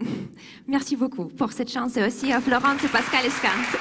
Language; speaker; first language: French; non-native, fluent; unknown